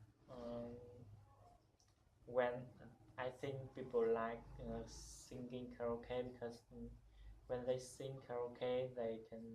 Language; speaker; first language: English; non-native, learner; Vietnamese